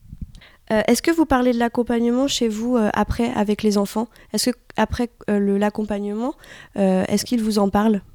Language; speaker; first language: French; native; French